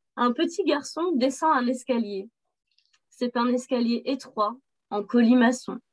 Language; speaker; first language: French; native; French